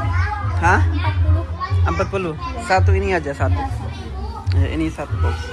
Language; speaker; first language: Indonesian; non-native, learner; Urdu